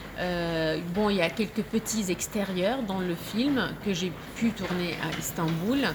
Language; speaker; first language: French; non-native, fluent; Arabic